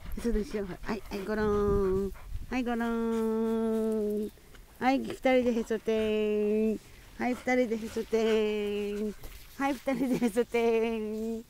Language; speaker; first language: Japanese; native; Japanese